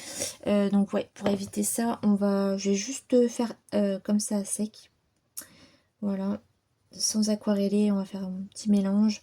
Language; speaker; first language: French; native; French